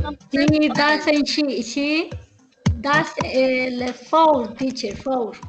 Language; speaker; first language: English; non-native, learner; Spanish